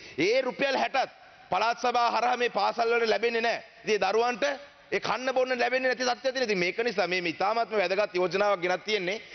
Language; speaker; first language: Sinhala; non-native, local second language; Tamil